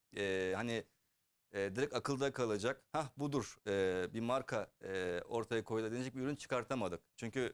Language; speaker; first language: Turkish; early bilingual, heritage; Turkish